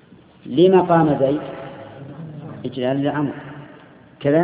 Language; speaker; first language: Arabic; native; Arabic